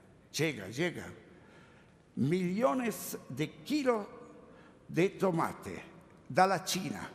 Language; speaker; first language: Spanish; non-native, learner; Italian